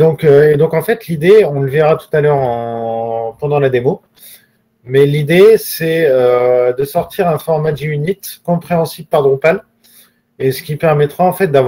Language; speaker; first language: French; native; French